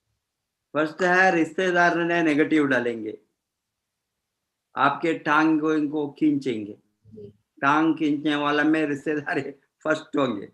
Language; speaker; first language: Hindi; non-native, fluent; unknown